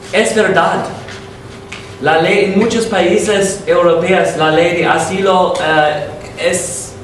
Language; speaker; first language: Spanish; non-native, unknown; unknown